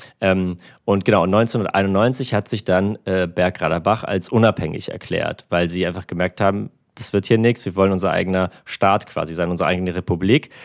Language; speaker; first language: German; early bilingual, other home language; Armenian